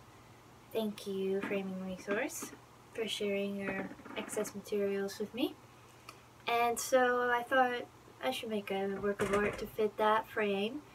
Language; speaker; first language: English; native; English